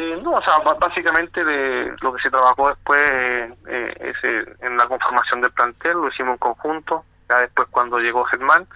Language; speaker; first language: Spanish; native; Spanish